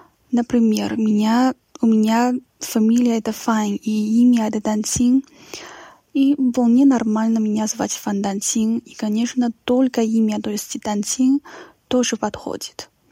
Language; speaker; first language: Russian; non-native, fluent; Chinese